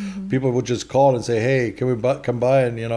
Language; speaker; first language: English; non-native, fluent; German